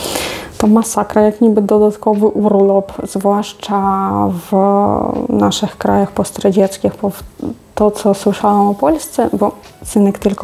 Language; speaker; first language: Polish; non-native, fluent; Russian